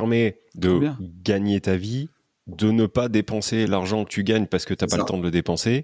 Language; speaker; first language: French; native; French